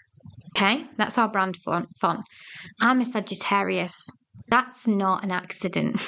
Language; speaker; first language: English; native; English